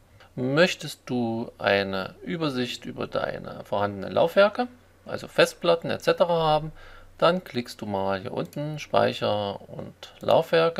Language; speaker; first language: German; native; German